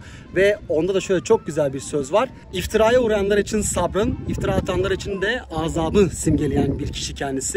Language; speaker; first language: Turkish; native; Turkish